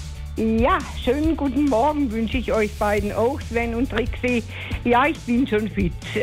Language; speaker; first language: German; native; German